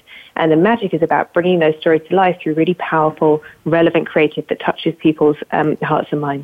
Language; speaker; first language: English; native; English